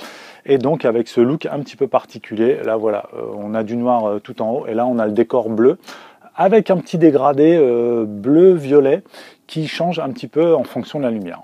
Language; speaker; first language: French; native; French